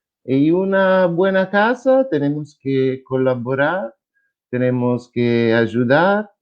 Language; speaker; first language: Spanish; non-native, fluent; Italian